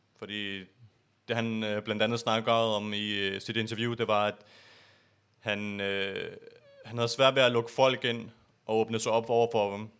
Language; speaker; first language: Danish; early bilingual, other home language; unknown